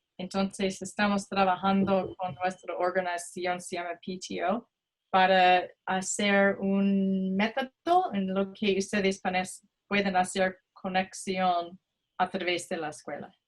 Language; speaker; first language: Spanish; non-native, fluent; English